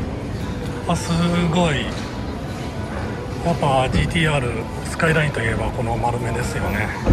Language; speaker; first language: Japanese; native; Japanese